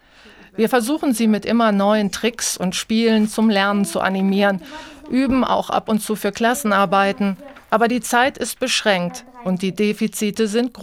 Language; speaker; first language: German; native; German